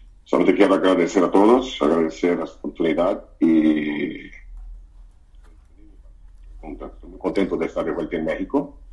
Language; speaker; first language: Spanish; non-native, fluent; Portuguese